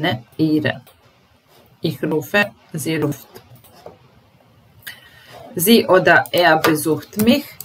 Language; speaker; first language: German; non-native, fluent; Serbian